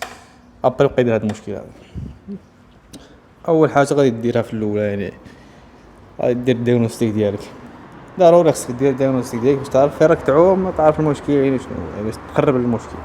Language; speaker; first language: Arabic; native; Arabic